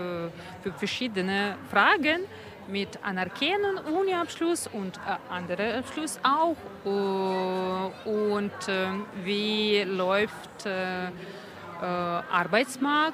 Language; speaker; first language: German; non-native, fluent; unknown